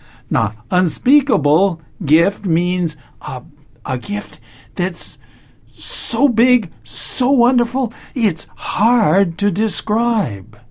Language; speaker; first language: English; native; English